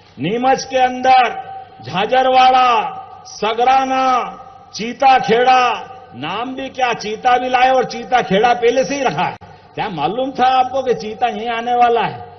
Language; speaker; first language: Hindi; native; Hindi